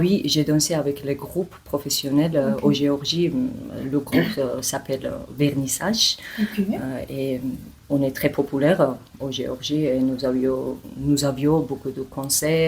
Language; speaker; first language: French; non-native, learner; Georgian